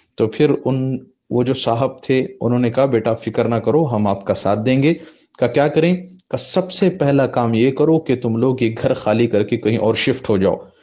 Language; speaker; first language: Hindi; native; Hindi